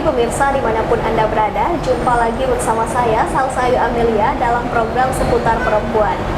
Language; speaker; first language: Indonesian; native; Indonesian